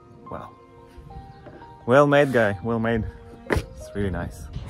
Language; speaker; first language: English; non-native, fluent; German